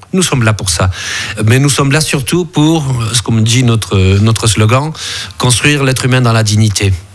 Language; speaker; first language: French; early bilingual, other home language; Spanish